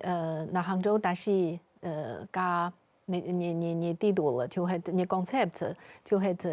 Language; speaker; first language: Albanian; non-native, fluent; Chinese